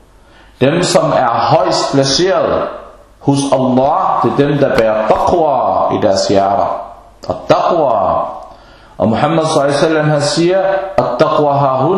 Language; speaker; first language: Danish; early bilingual, other home language; Arabic